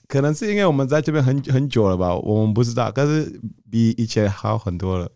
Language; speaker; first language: Chinese; non-native, fluent; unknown